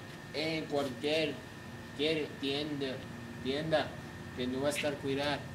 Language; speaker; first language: Spanish; non-native, learner; English